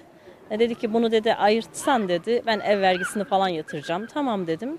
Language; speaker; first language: Turkish; native; Turkish